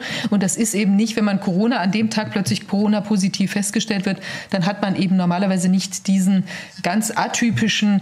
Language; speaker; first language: German; native; German